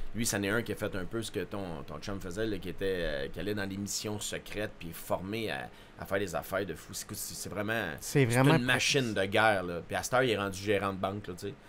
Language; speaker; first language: French; native; French